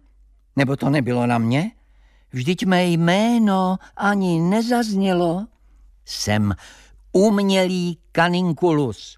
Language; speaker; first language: Czech; native; Czech